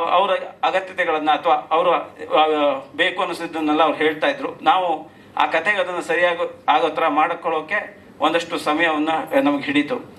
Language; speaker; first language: Kannada; native; Kannada